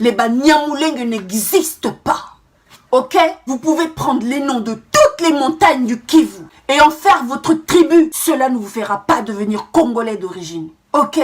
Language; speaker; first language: French; non-native, local second language; Kongo